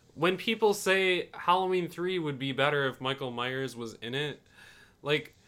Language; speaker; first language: English; native; English